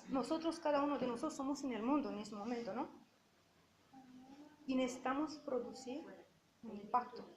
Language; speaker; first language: Spanish; non-native, fluent; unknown